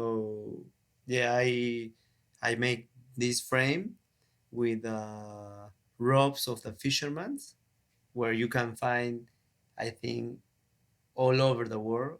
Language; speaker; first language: English; non-native, learner; Spanish